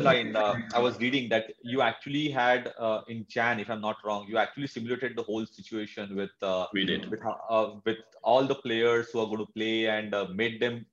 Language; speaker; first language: English; non-native, local second language; Marathi